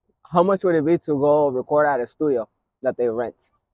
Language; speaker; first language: English; early bilingual, other home language; Spanish